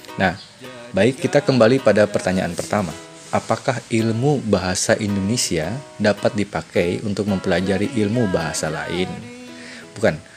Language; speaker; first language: Indonesian; non-native, local second language; Sundanese